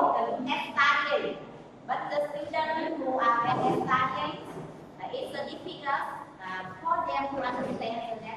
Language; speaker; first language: English; non-native, learner; Vietnamese